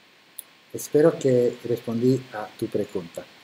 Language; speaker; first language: Spanish; non-native, fluent; Italian